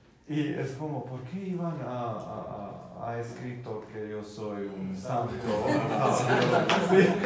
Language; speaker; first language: Spanish; non-native, fluent; Croatian